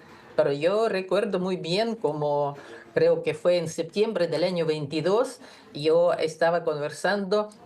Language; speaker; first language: Spanish; non-native, fluent; Russian